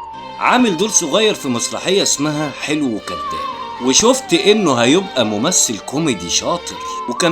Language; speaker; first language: Arabic; native; Arabic